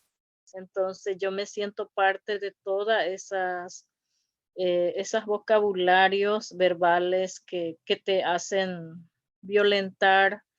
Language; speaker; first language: Spanish; non-native, local second language; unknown